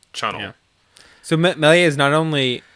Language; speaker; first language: English; native; English